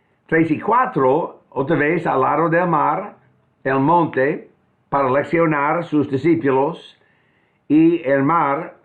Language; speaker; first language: Spanish; non-native, fluent; English